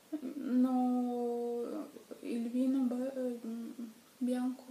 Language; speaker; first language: Italian; non-native, learner; Russian